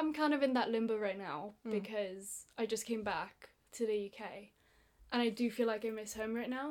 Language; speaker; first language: English; non-native, fluent; Italian